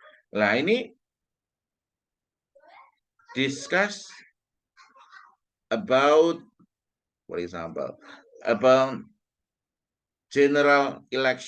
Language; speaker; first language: English; non-native, fluent; Indonesian